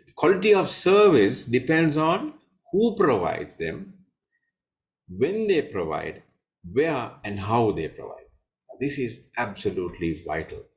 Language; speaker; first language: English; non-native, local second language; Sinhala